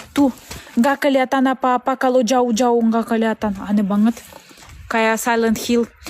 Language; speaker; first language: Indonesian; non-native, learner; Russian